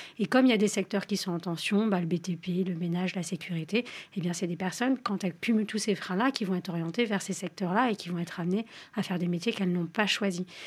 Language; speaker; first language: French; native; French